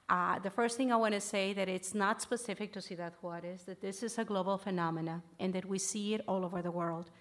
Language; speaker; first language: English; early bilingual, other home language; Spanish